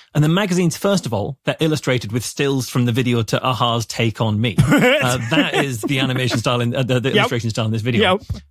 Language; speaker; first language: English; native; English